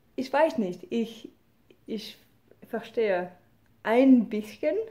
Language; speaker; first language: German; non-native, learner; French